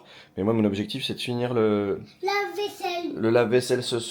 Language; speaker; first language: French; native; French